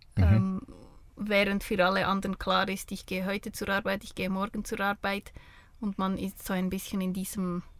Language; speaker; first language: German; native; German